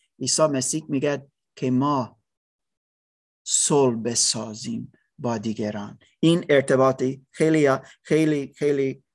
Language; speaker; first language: Persian; non-native, learner; English